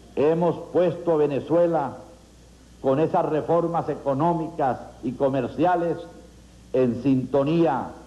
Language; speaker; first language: Spanish; native; Spanish